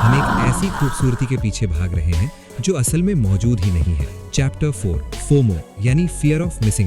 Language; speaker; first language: Hindi; native; Hindi